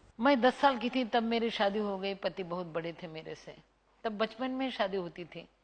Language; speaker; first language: Hindi; non-native, local second language; Marathi